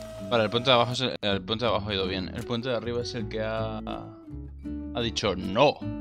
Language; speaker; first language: Spanish; native; Spanish